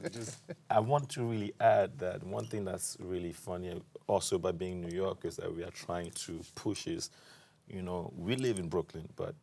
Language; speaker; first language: English; non-native, fluent; French